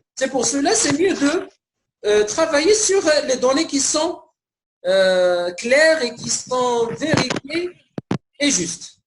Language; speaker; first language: French; non-native, local second language; Arabic